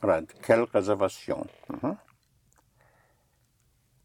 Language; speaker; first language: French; non-native, fluent; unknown